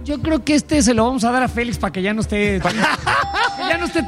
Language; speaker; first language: Spanish; native; Spanish